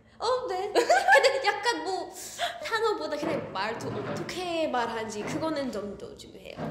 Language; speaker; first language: Korean; early bilingual, heritage; English